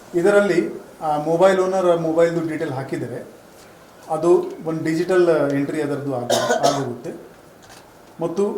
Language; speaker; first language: Kannada; non-native, fluent; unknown